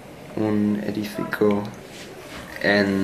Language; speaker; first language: Spanish; non-native, learner; English